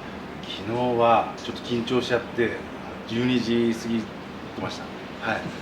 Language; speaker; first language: Japanese; native; Japanese